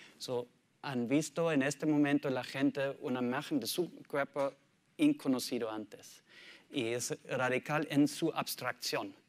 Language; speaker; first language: Spanish; non-native, learner; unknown